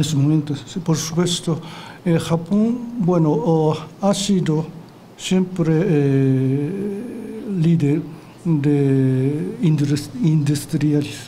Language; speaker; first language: Spanish; non-native, fluent; Japanese